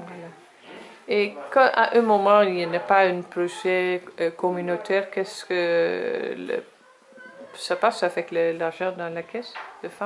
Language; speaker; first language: French; non-native, learner; Dutch